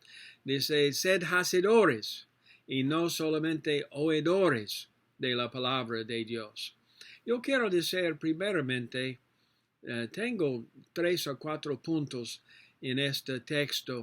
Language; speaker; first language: Spanish; non-native, learner; English